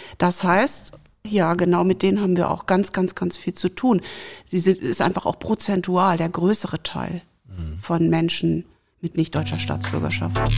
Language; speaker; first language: German; native; German